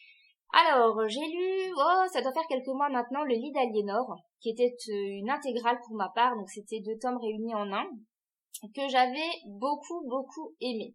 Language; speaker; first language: French; native; French